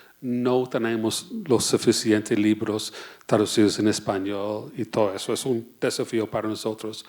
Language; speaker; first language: Spanish; non-native, fluent; English